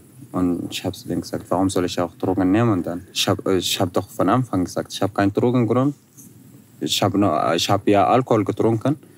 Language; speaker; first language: German; non-native, fluent; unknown